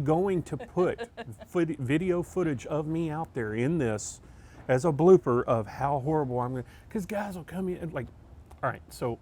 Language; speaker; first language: English; native; English